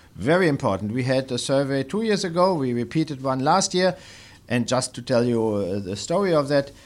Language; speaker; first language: English; non-native, fluent; German